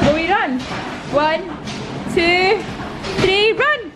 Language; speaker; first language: English; native; English